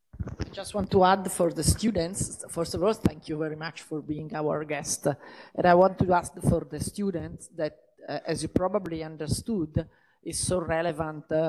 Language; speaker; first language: English; non-native, fluent; Italian